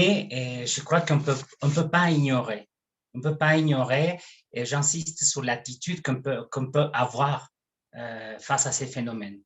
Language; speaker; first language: French; non-native, fluent; Spanish